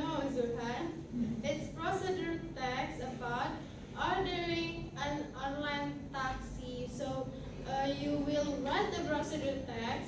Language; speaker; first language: English; non-native, fluent; Indonesian